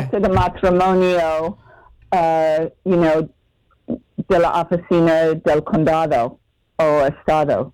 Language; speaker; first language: Spanish; non-native, fluent; English